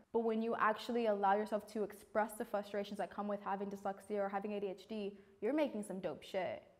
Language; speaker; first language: English; native; English